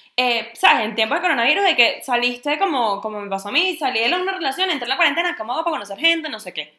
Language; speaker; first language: Spanish; native; Spanish